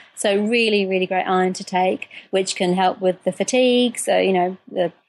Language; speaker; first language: English; native; English